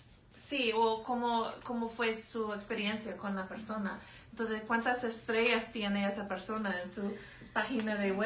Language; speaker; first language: Spanish; non-native, fluent; English